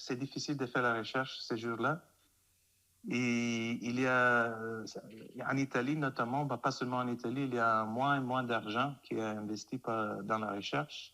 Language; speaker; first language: French; non-native, fluent; Italian